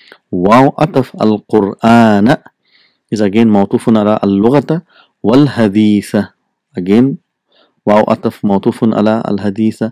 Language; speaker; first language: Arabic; non-native, fluent; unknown